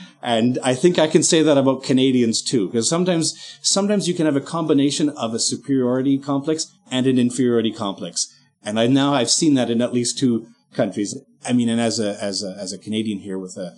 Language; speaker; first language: English; native; English